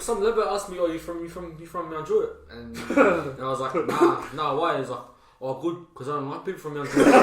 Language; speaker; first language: English; native; English